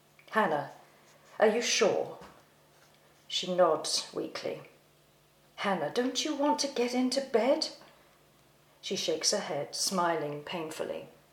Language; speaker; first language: English; native; English